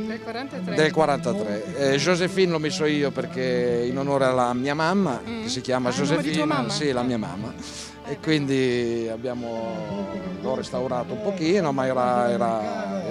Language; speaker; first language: Italian; early bilingual, heritage; Italian